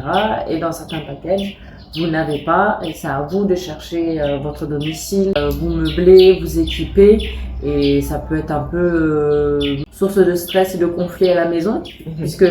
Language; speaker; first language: French; native; French